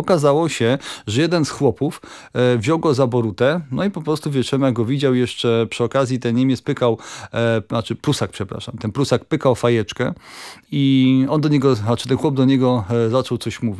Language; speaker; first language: Polish; native; Polish